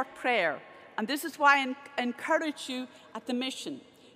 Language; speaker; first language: English; native; English